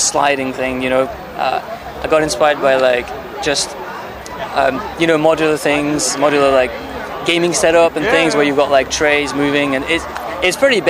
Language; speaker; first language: English; non-native, fluent; French